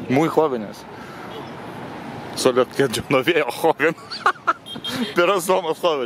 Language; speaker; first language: Spanish; non-native, learner; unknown